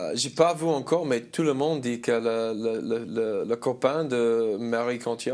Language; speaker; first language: French; non-native, learner; English